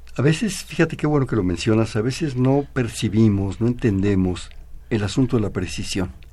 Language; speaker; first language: Spanish; native; Spanish